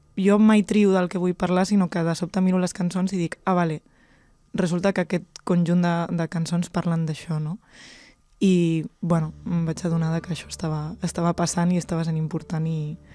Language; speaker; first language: Catalan; non-native, local second language; Spanish